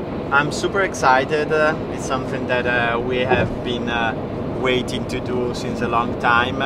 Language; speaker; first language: English; non-native, fluent; Italian